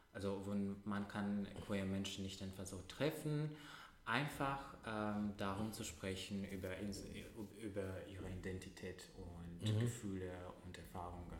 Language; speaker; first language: German; non-native, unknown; Russian